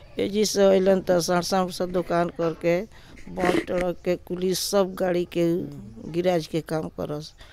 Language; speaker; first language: Hindi; native; Hindi